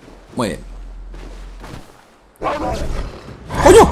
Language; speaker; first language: Spanish; native; Spanish